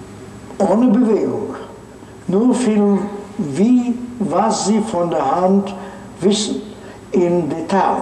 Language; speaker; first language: German; non-native, fluent; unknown